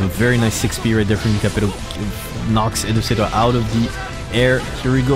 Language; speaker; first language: English; non-native, fluent; French